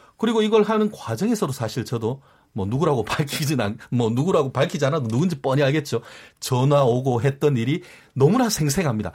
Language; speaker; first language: Korean; native; Korean